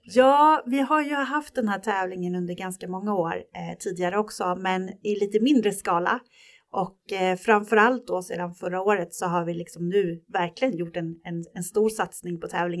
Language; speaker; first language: Swedish; native; Swedish